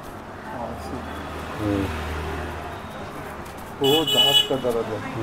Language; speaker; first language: Hindi; non-native, local second language; Telugu